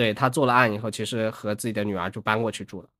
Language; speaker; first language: Chinese; native; Chinese